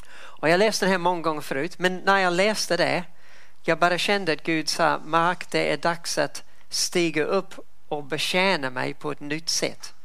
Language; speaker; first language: Swedish; non-native, fluent; English